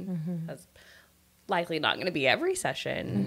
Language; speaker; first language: English; native; English